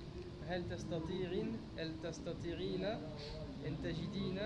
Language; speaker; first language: Arabic; non-native, learner; French